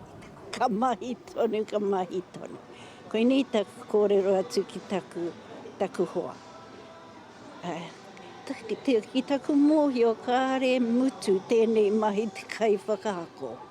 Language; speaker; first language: Māori; non-native, local second language; English